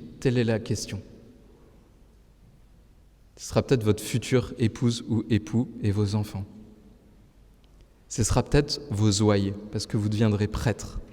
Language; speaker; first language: French; native; French